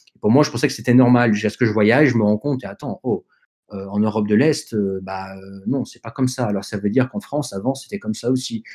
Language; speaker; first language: French; early bilingual, other home language; Dutch